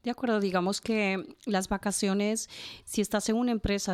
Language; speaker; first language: Spanish; native; Spanish